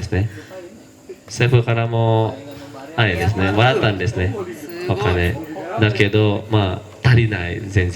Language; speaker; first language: Japanese; non-native, learner; Indonesian